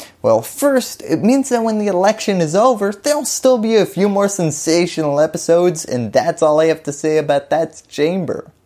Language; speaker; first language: English; native; English